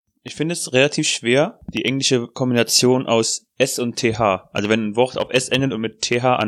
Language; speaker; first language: German; native; German